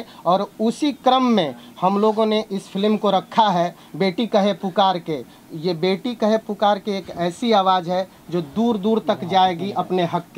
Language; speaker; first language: Hindi; native; Hindi